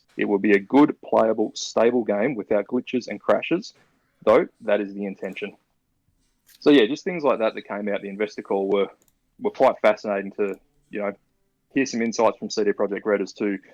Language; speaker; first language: English; native; English